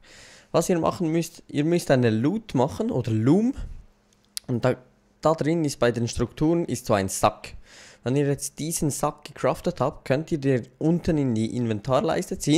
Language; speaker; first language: German; native; German